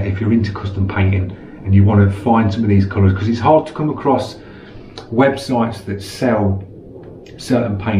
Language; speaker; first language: English; native; English